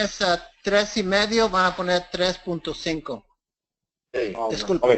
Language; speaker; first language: Spanish; early bilingual, heritage; English